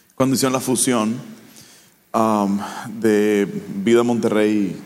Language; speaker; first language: Spanish; native; Spanish